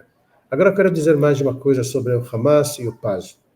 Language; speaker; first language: Portuguese; non-native, fluent; Hebrew